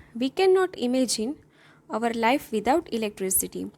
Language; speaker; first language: English; non-native, local second language; Gujarati